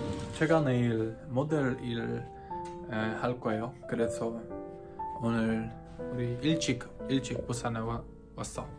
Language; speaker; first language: Korean; non-native, learner; Polish